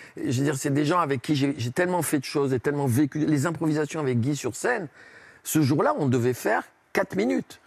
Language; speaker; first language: French; early bilingual, heritage; French